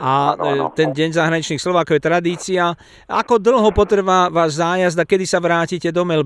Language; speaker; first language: Slovak; native; Slovak